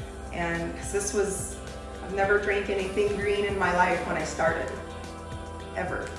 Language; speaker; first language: English; native; English